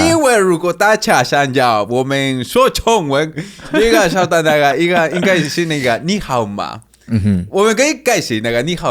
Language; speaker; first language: Chinese; non-native, learner; Spanish